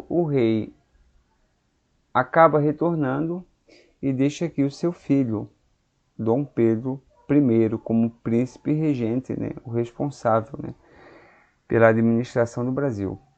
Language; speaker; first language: Portuguese; native; Portuguese